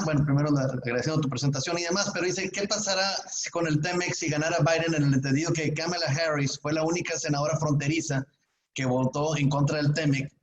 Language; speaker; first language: Spanish; native; Spanish